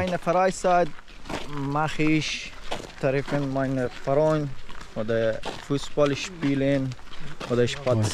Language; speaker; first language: German; non-native, learner; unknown